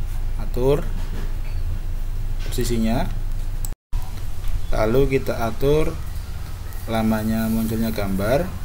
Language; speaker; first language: Indonesian; native; Indonesian